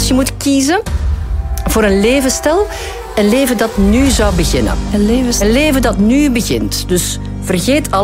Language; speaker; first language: Dutch; native; Dutch